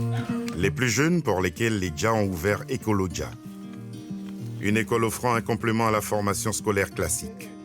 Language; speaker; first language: French; native; French